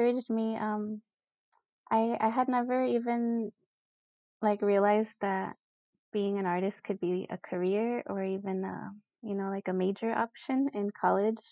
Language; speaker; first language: English; early bilingual, other home language; Spanish